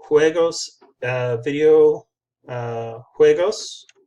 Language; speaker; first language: Spanish; non-native, learner; English